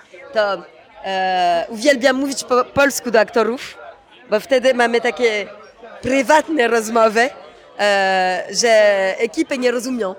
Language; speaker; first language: Polish; early bilingual, heritage; Polish